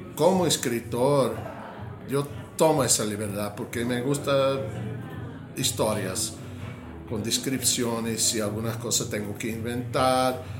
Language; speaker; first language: Spanish; non-native, fluent; English